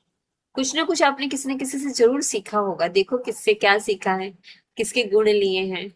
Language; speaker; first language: Hindi; native; Hindi